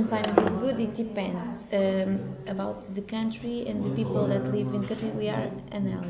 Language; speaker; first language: English; non-native, learner; Portuguese